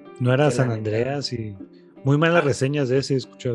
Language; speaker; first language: Spanish; native; Spanish